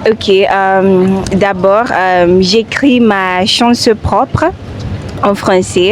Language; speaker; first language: French; non-native, learner; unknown